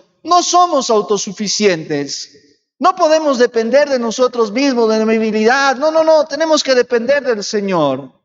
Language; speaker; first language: Spanish; native; Spanish